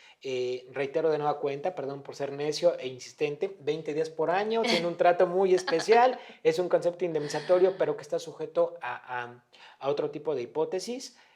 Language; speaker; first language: Spanish; native; Spanish